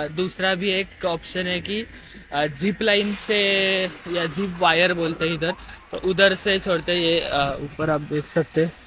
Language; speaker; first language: Hindi; non-native, local second language; Marathi